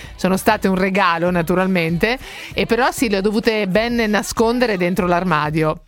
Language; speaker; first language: Italian; native; Italian